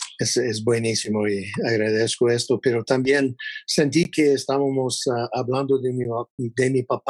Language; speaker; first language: Spanish; non-native, fluent; English